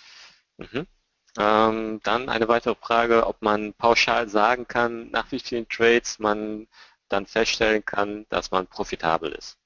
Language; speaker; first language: German; native; German